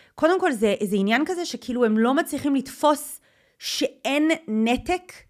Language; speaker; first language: Hebrew; non-native, fluent; English